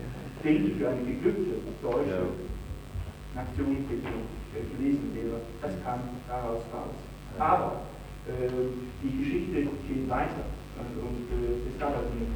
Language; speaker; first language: German; non-native, fluent; Italian